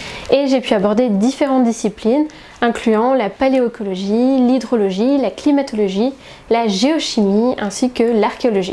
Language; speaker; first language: French; native; French